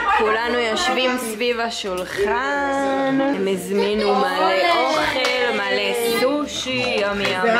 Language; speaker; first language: Hebrew; native; Hebrew